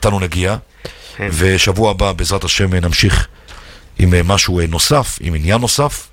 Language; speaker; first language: Hebrew; native; Hebrew